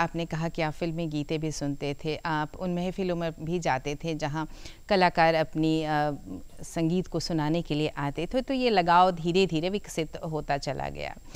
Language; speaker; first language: Hindi; native; Hindi